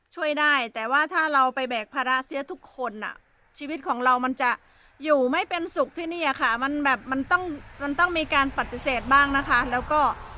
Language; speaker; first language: Thai; native; Thai